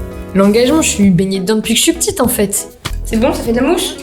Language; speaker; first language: French; native; French